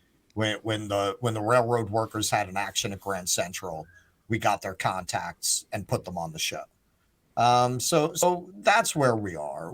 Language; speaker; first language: English; native; English